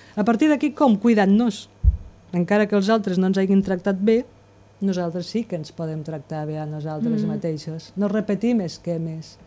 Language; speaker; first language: Catalan; native; Catalan